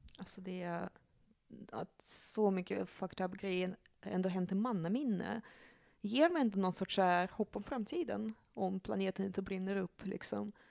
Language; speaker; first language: Swedish; early bilingual, other home language; Russian